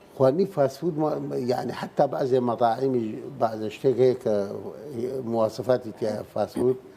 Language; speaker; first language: Central Kurdish; non-native, local second language; Gurani